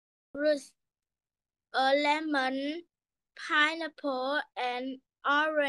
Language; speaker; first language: English; non-native, learner; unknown